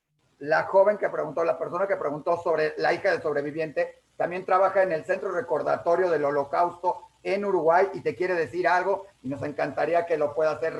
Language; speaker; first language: Spanish; native; Spanish